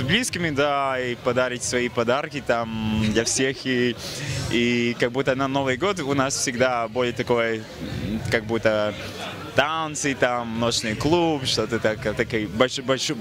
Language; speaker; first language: Russian; non-native, fluent; Latvian